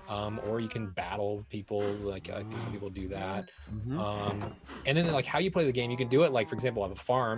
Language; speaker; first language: English; native; English